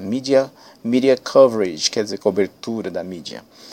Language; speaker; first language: Portuguese; native; Portuguese